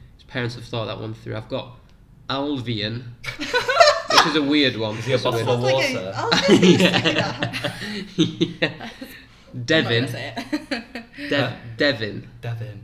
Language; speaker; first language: English; native; English